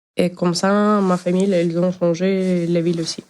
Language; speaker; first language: French; non-native, learner; Ukrainian